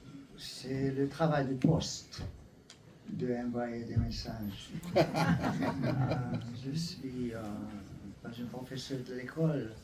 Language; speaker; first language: French; non-native, learner; Hungarian